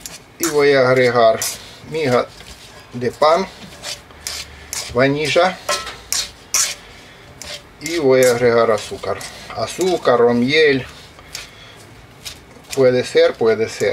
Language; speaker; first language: Spanish; non-native, fluent; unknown